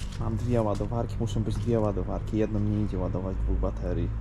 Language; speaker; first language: Polish; native; Polish